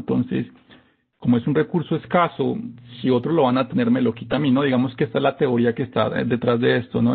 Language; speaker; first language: Spanish; native; Spanish